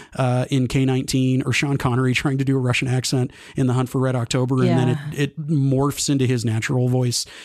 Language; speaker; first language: English; native; English